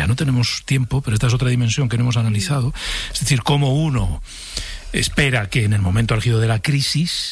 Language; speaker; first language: Spanish; native; Spanish